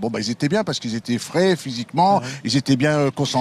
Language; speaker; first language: French; native; French